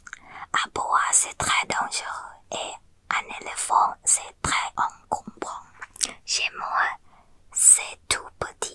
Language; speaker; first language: French; non-native, learner; Thai